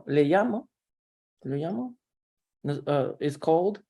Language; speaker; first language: Spanish; non-native, learner; Russian